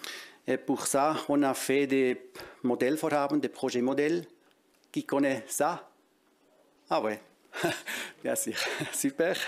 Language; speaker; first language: French; non-native, local second language; German